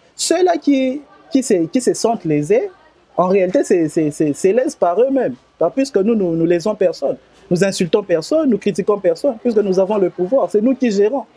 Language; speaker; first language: French; non-native, local second language; Lingala